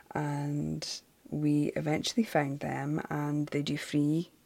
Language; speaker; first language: English; native; English